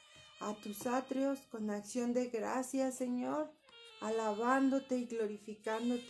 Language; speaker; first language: Spanish; native; Spanish